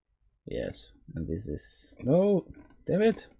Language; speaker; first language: English; non-native, fluent; Norwegian